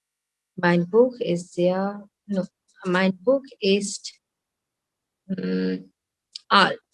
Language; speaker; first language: German; non-native, fluent; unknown